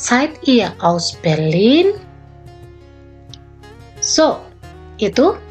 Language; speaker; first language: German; non-native, learner; Indonesian